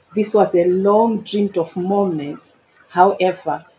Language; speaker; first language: English; non-native, local second language; Shona